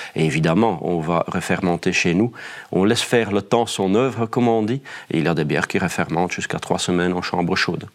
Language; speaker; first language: French; non-native, fluent; Dutch